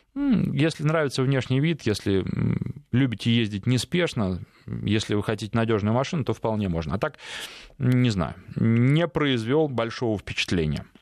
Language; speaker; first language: Russian; native; Russian